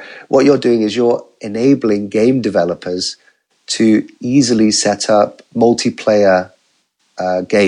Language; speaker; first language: English; native; English